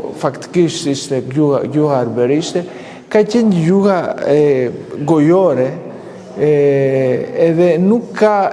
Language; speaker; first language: Albanian; non-native, fluent; Greek